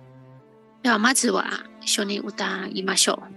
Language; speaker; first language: Japanese; non-native, fluent; Chinese